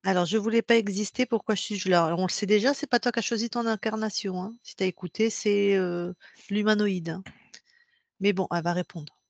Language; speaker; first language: French; native; French